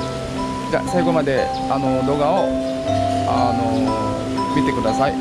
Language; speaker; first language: Japanese; non-native, fluent; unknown